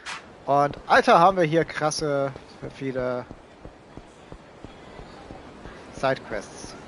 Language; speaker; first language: German; native; German